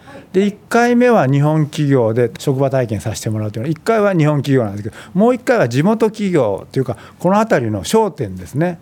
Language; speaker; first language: Japanese; native; Japanese